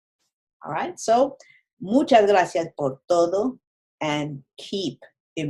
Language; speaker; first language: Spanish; non-native, fluent; English